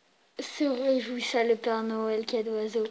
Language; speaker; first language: French; native; French